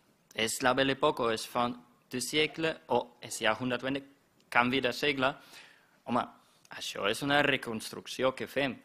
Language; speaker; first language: Catalan; non-native, fluent; German